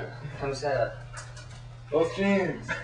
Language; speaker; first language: Spanish; non-native, learner; English